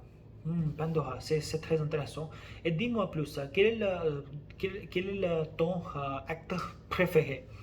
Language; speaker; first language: French; non-native, learner; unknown